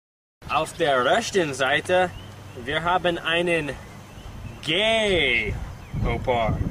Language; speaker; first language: German; non-native, learner; English